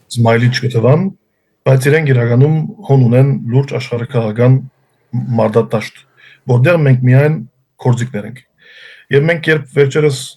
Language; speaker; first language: Armenian; early bilingual, heritage; Armenian